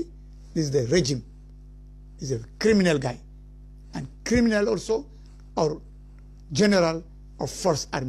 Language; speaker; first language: English; non-native, learner; Somali